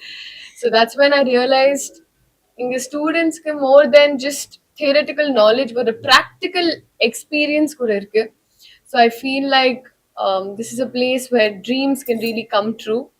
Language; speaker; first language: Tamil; non-native, learner; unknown